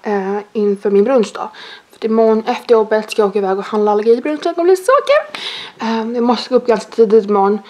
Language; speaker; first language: Swedish; native; Swedish